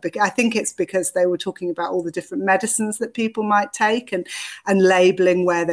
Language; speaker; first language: English; native; English